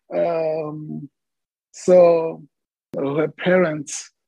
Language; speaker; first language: English; non-native, fluent; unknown